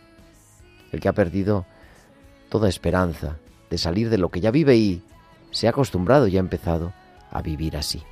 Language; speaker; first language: Spanish; native; Spanish